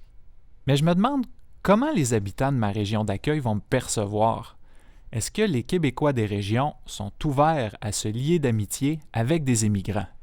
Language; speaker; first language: French; native; French